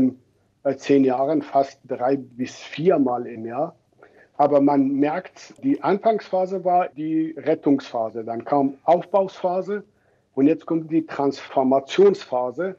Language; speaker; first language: German; non-native, fluent; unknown